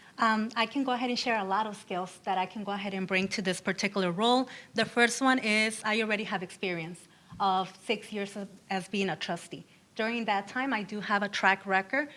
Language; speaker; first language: English; early bilingual, other home language; Spanish